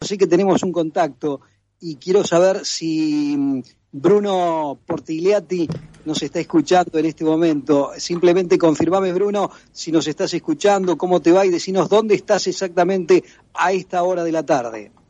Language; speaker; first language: Spanish; native; Spanish